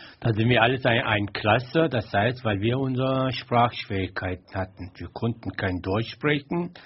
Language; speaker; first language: German; non-native, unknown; Turkish